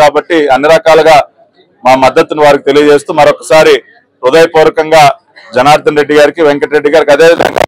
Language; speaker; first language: Telugu; native; Telugu